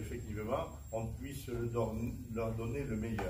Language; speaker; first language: French; native; French